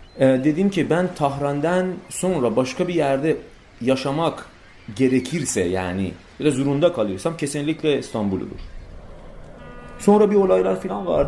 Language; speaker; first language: Turkish; non-native, fluent; Persian